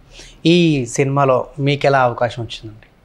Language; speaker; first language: Telugu; native; Telugu